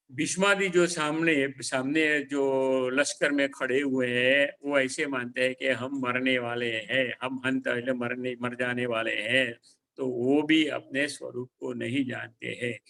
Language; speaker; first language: Hindi; non-native, local second language; Gujarati